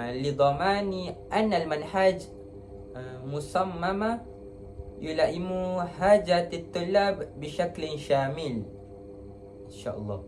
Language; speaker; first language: Arabic; non-native, learner; Malay